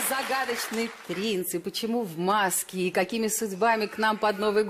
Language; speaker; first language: Russian; native; Russian